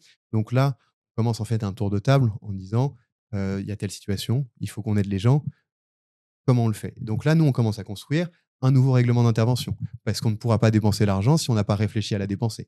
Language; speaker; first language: French; native; French